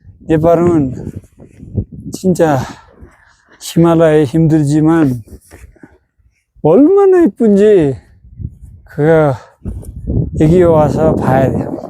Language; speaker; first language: Korean; non-native, learner; Nepali